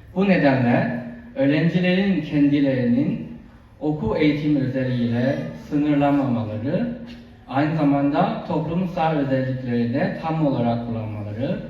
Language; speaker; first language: Turkish; non-native, fluent; Chinese